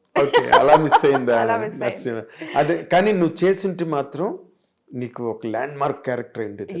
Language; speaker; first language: Telugu; native; Telugu